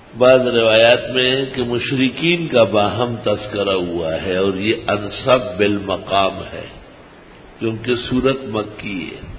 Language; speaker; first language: Urdu; native; Urdu